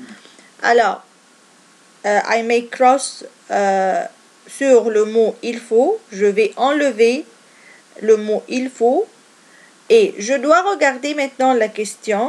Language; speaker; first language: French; non-native, fluent; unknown